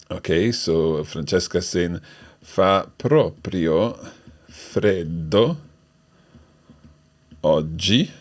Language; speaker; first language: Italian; non-native, fluent; English